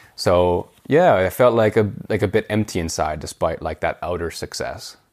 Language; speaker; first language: English; native; English